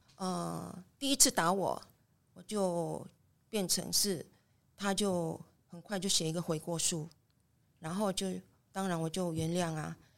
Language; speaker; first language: Chinese; non-native, fluent; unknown